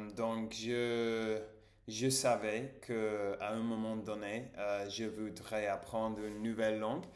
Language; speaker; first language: French; non-native, learner; English